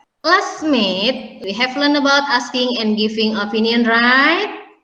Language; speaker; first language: English; non-native, learner; Indonesian